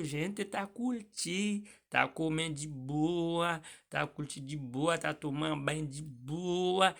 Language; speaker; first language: Portuguese; non-native, learner; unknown